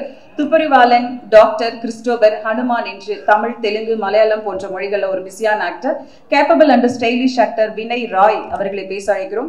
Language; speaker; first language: Tamil; native; Tamil